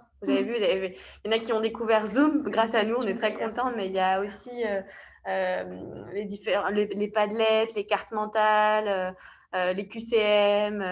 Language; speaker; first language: French; native; French